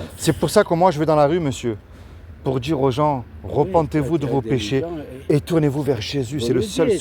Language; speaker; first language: French; native; French